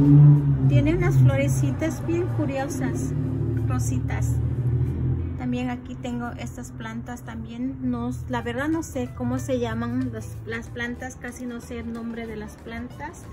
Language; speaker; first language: Spanish; native; Spanish